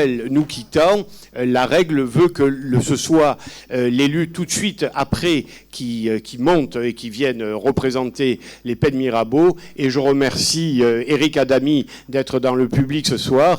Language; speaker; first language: French; native; French